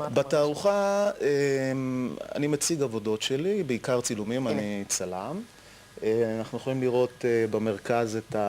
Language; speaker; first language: Hebrew; native; Hebrew